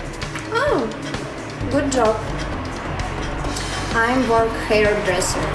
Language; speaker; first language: English; non-native, learner; Russian